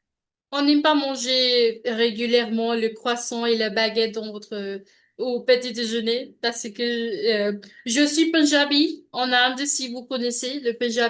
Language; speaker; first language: French; non-native, learner; Punjabi